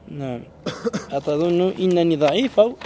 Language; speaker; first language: Arabic; non-native, fluent; French